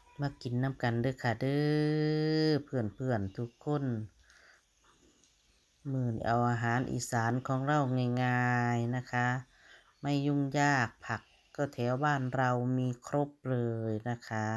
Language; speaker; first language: Thai; non-native, local second language; Lao